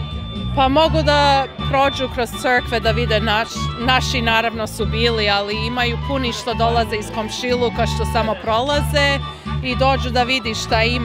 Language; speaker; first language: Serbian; early bilingual, heritage; Serbian